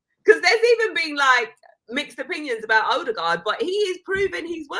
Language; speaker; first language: English; native; English